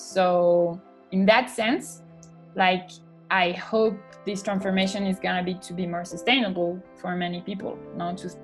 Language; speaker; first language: English; non-native, fluent; French